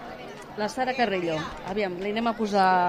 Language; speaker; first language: Catalan; native; Catalan